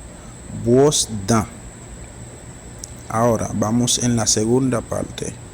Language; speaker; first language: Spanish; non-native, fluent; Haitian Creole